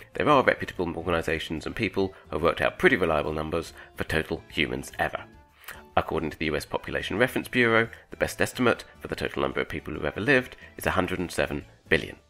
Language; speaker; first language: English; native; English